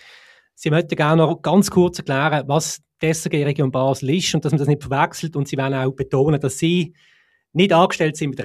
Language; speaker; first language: German; native; German